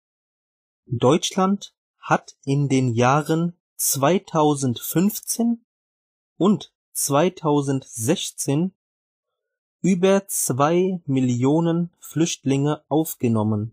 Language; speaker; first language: German; non-native, fluent; Urdu